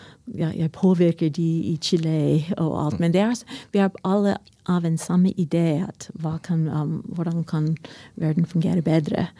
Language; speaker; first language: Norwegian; non-native, fluent; English